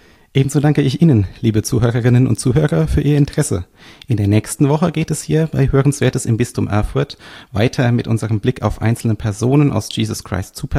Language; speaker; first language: German; native; German